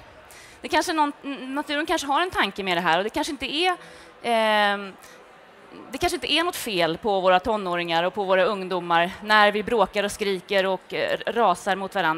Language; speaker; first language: Swedish; native; Swedish